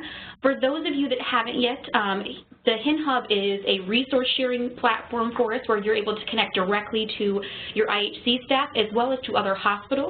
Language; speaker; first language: English; native; English